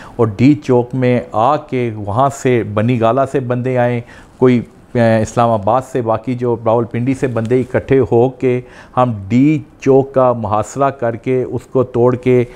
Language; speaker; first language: Urdu; non-native, local second language; Punjabi